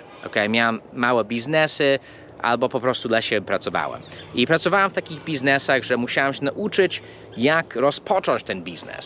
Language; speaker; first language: Polish; early bilingual, heritage; English